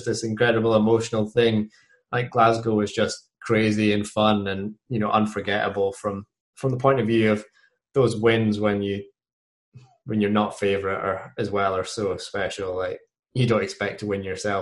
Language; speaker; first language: English; native; English